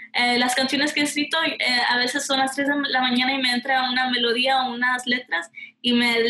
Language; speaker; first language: Spanish; early bilingual, heritage; Spanish